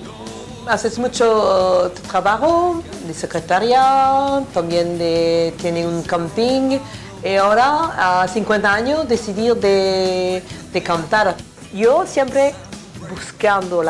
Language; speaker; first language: Spanish; non-native, learner; French